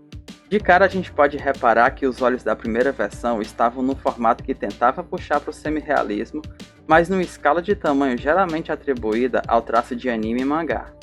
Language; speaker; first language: Portuguese; native; Portuguese